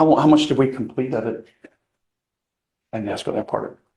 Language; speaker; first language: English; native; English